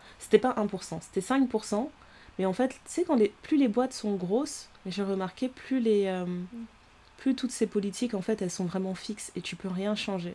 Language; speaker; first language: French; early bilingual, other home language; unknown